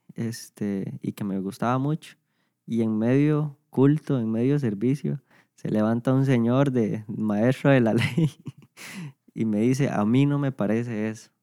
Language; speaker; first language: Spanish; native; Spanish